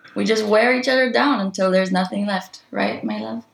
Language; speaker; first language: English; non-native, fluent; Hebrew